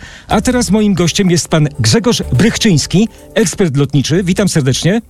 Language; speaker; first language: Polish; native; Polish